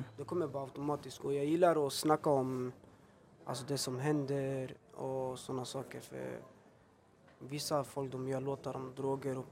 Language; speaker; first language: Swedish; early bilingual, other home language; Albanian